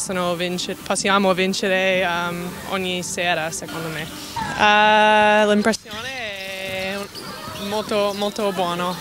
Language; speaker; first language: Italian; non-native, fluent; English